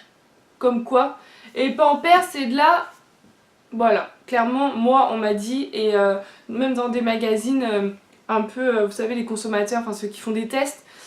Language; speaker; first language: French; native; French